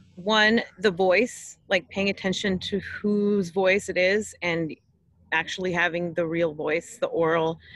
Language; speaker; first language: English; native; English